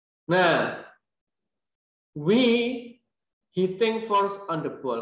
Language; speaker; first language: English; non-native, learner; Indonesian